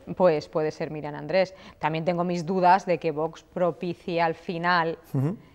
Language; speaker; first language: Spanish; native; Spanish